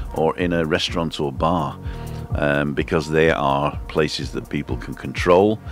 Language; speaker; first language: English; native; English